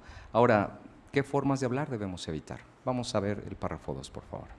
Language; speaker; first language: Spanish; native; Spanish